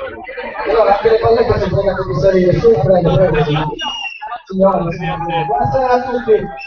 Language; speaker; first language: Italian; native; Italian